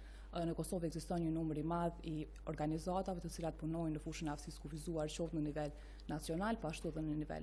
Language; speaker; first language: Albanian; native; Albanian